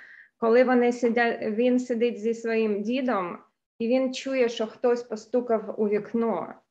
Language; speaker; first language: Ukrainian; non-native, local second language; Russian